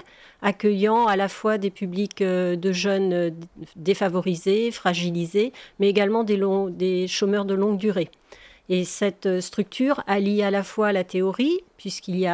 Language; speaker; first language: French; native; French